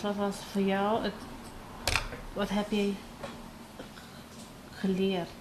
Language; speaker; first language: Dutch; non-native, local second language; Papiamento